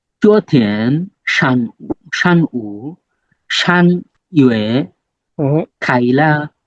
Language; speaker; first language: Chinese; non-native, learner; Bangla